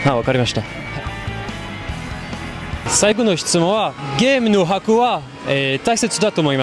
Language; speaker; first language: Japanese; non-native, learner; French